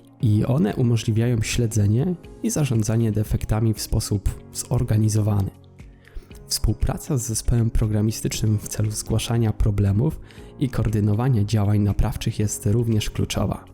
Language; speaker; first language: Polish; native; Polish